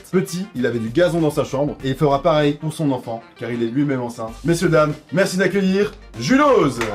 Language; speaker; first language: French; native; French